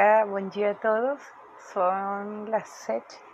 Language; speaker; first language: Portuguese; non-native, learner; Spanish